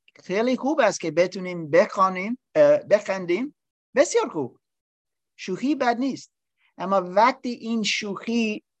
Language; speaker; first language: Persian; non-native, learner; English